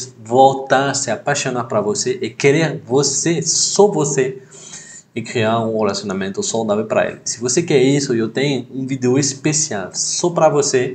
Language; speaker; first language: Portuguese; non-native, fluent; French